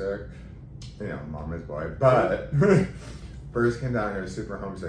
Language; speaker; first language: English; native; English